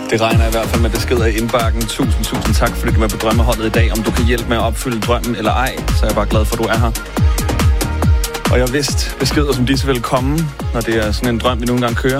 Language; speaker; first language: Danish; native; Danish